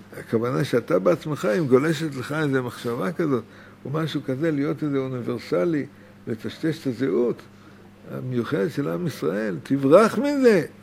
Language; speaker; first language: Hebrew; native; Hebrew